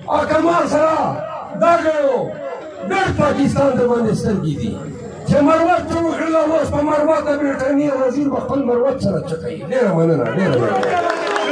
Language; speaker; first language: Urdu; non-native, local second language; Pashto